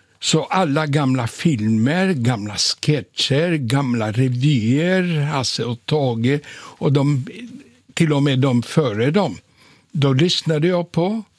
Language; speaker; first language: Swedish; non-native, fluent; Polish